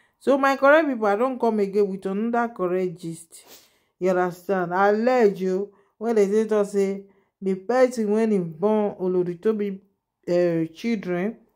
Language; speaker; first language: Nigerian Pidgin; non-native, local second language; Yoruba